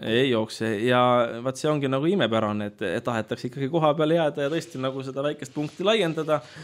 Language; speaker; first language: Estonian; native; Estonian